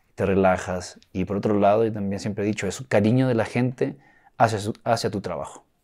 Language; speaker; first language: Spanish; native; Spanish